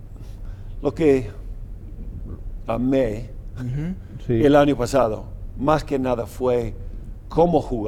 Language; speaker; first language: Spanish; non-native, fluent; English